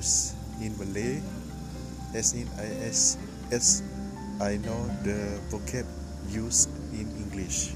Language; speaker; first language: English; non-native, local second language; Malay